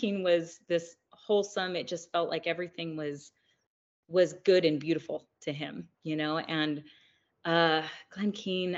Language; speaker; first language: English; native; English